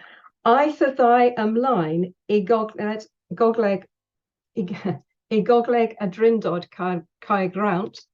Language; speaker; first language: Welsh; non-native, learner; English